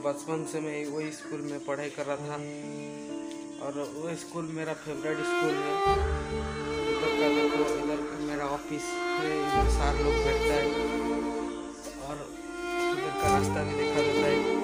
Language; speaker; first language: Hindi; non-native, local second language; Odia